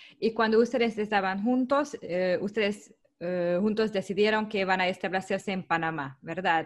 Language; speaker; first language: Spanish; non-native, learner; Hungarian